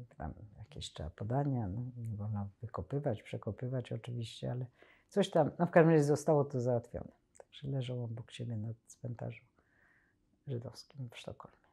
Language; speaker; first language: Polish; native; Polish